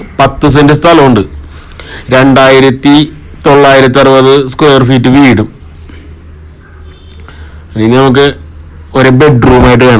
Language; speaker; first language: Malayalam; native; Malayalam